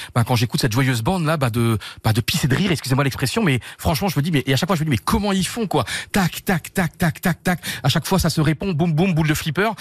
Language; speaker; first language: French; native; French